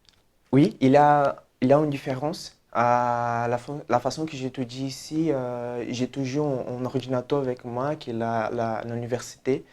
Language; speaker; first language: French; non-native, fluent; Portuguese